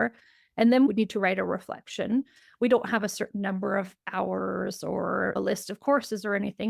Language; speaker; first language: English; native; English